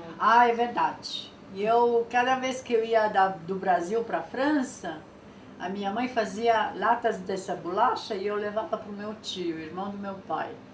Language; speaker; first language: Portuguese; non-native, fluent; French